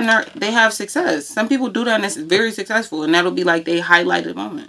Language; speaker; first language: English; native; English